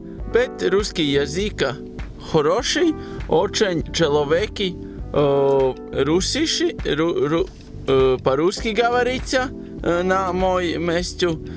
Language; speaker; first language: Russian; non-native, learner; Latvian